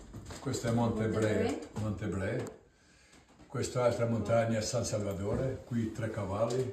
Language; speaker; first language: Italian; non-native, learner; Albanian